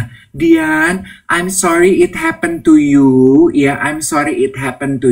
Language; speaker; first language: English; non-native, fluent; Indonesian